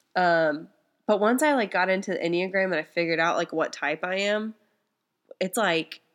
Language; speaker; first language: English; native; English